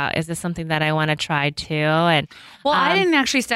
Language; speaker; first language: English; early bilingual, other home language; Korean